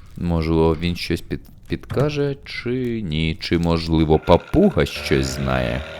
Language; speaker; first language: Ukrainian; native; Ukrainian